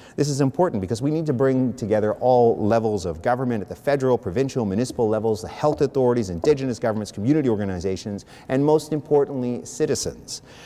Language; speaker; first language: English; native; English